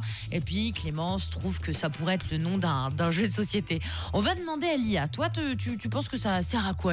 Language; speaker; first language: French; native; French